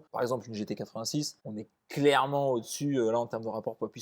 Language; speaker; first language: French; native; French